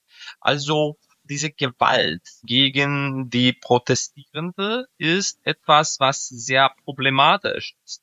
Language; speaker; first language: German; non-native, fluent; Serbian